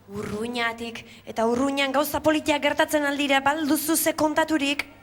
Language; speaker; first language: Basque; native; Basque